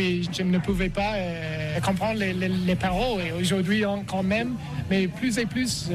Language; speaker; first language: French; non-native, learner; English